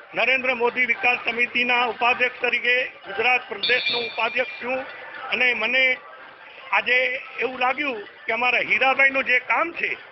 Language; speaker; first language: Gujarati; non-native, local second language; Sindhi